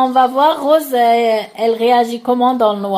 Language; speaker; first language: French; non-native, learner; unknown